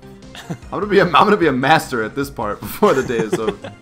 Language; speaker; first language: English; native; English